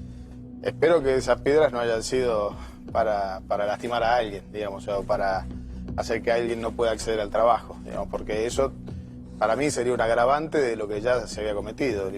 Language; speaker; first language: Spanish; native; Spanish